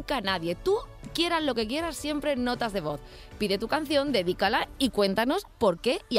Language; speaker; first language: Spanish; native; Spanish